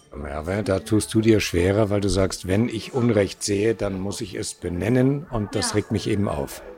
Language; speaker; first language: German; native; German